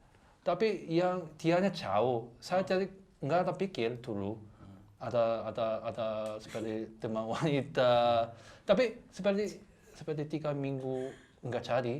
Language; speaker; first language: Indonesian; non-native, learner; Korean